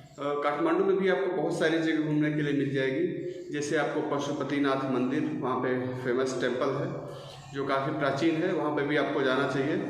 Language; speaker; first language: Hindi; native; Hindi